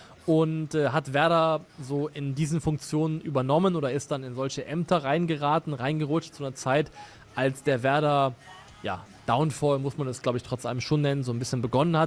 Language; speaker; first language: German; native; German